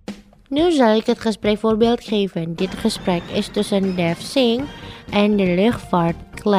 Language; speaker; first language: Dutch; non-native, fluent; Indonesian